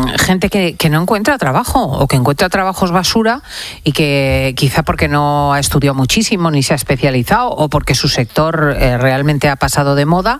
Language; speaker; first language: Spanish; native; Spanish